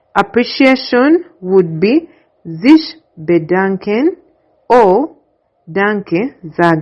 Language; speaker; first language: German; non-native, learner; English